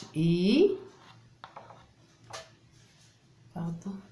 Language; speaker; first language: French; non-native, local second language; Arabic